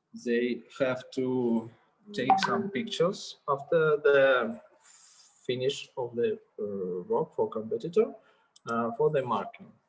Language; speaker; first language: English; non-native, learner; Russian